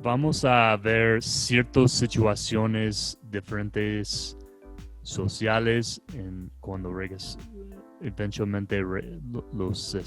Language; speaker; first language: Spanish; non-native, fluent; English